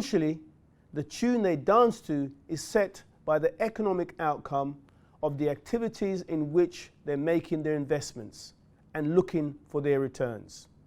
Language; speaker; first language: English; native; English